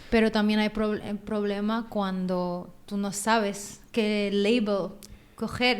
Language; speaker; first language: Spanish; non-native, fluent; Filipino